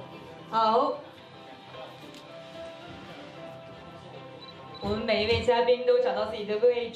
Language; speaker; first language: Chinese; native; Chinese